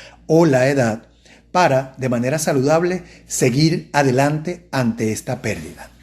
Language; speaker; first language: Spanish; native; Spanish